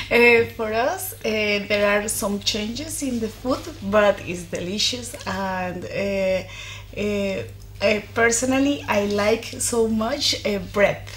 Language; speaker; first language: English; non-native, fluent; Spanish